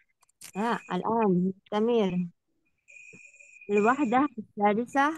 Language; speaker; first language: Arabic; non-native, fluent; Indonesian